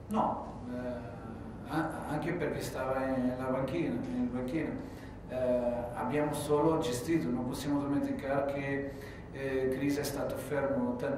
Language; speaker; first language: Italian; non-native, fluent; Portuguese